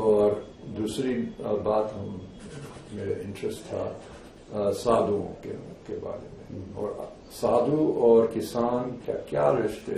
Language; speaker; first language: Hindi; non-native, fluent; English